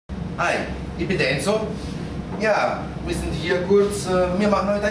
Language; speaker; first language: German; non-native, fluent; Italian